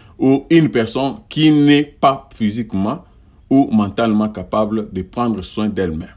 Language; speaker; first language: French; non-native, local second language; Lingala